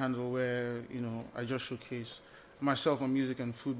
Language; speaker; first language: English; non-native, local second language; Igbo